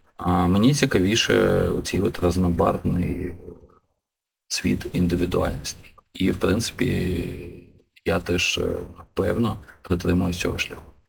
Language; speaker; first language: Ukrainian; non-native, local second language; Russian